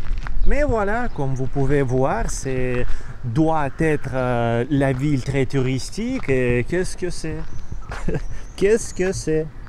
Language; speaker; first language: French; non-native, learner; Russian